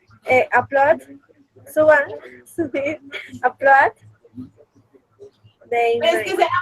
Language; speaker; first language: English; non-native, learner; Spanish